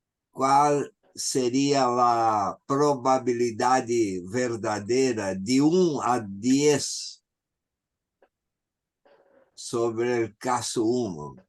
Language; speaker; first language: Spanish; non-native, learner; Portuguese